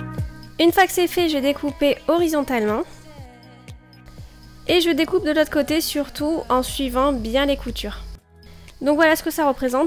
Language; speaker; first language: French; native; French